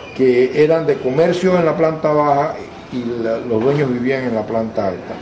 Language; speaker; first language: Spanish; native; Spanish